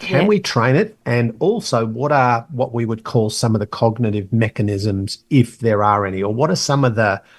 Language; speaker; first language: English; native; English